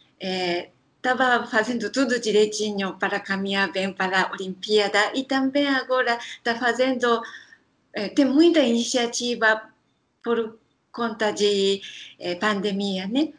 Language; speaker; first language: Portuguese; non-native, learner; Japanese